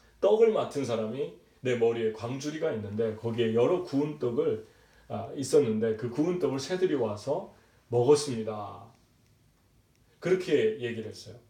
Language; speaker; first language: Korean; native; Korean